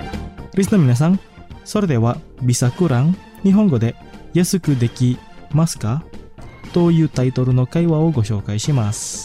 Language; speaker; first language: Japanese; non-native, fluent; Indonesian